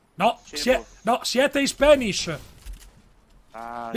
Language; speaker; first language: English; non-native, learner; Italian